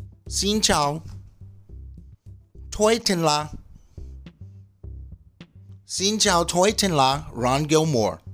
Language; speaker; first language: Vietnamese; non-native, learner; English